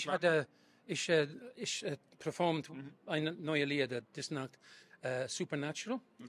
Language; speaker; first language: German; non-native, learner; English